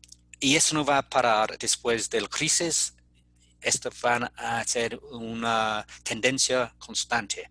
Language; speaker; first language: Spanish; non-native, fluent; English